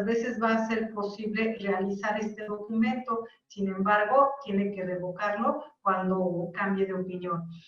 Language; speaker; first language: Spanish; native; Spanish